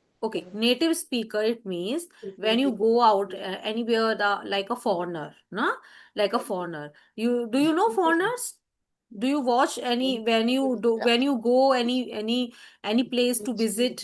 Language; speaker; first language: English; non-native, learner; Hindi